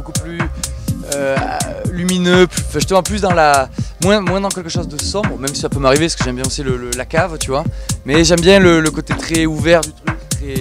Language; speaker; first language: French; native; French